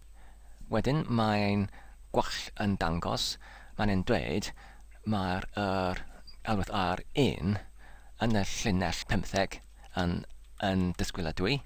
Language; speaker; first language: Welsh; non-native, learner; English